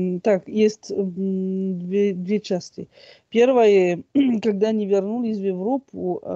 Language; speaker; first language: Russian; non-native, fluent; French